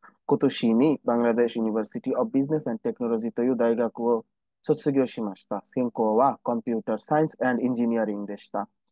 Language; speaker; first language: Japanese; non-native, learner; Bangla